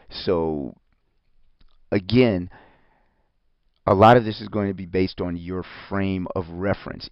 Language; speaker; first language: English; native; English